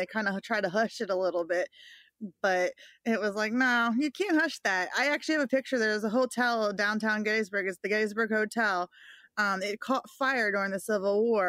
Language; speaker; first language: English; native; English